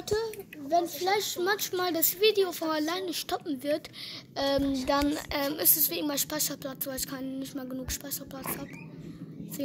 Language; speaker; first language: German; native; German